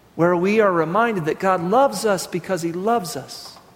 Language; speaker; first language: English; native; English